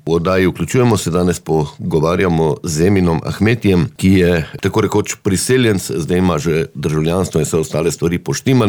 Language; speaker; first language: Slovenian; native; Slovenian